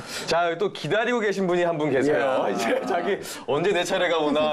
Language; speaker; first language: Korean; native; Korean